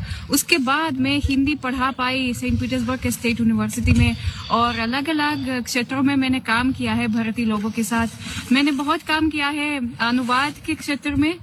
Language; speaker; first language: Hindi; non-native, fluent; Russian